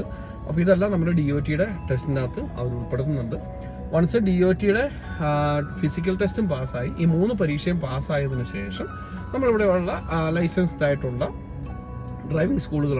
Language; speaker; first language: Malayalam; native; Malayalam